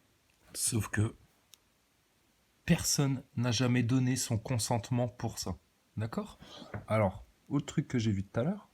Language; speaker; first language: French; native; French